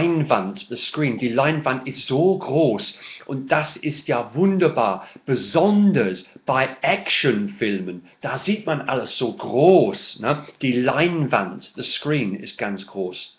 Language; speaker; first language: German; non-native, fluent; English